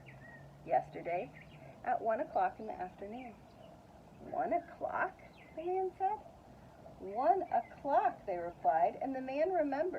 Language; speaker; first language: English; native; English